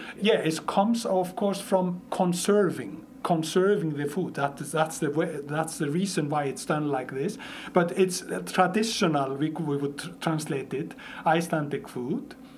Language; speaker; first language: English; non-native, fluent; Icelandic